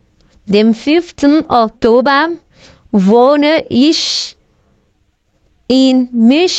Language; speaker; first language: German; non-native, fluent; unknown